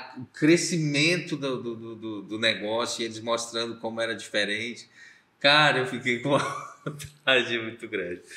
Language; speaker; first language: Portuguese; native; Portuguese